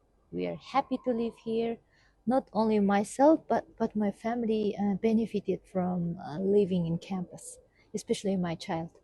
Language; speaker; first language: English; non-native, fluent; Kazakh